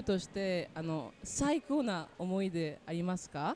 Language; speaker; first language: Japanese; non-native, learner; French